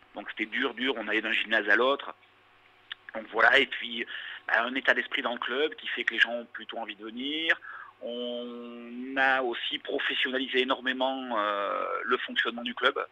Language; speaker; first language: French; native; French